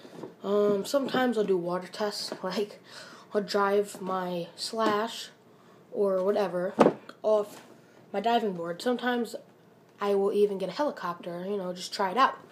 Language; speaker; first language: English; native; English